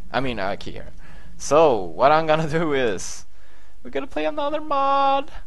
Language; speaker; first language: English; non-native, fluent; Swedish